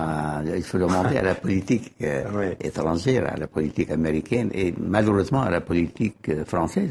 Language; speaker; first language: French; non-native, fluent; Arabic